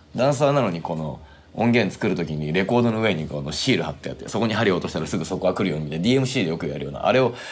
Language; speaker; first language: Japanese; native; Japanese